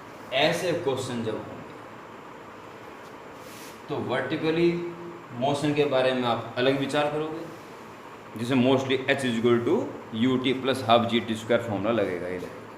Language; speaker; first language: Hindi; native; Hindi